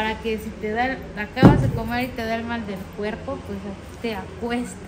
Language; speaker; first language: Spanish; native; Spanish